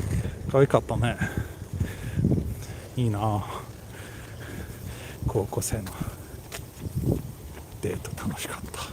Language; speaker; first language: Japanese; non-native, learner; Swedish